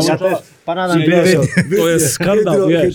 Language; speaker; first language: Polish; non-native, learner; Croatian